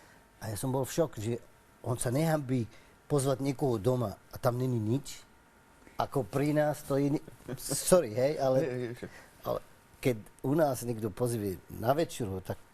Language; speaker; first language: Slovak; non-native, learner; Arabic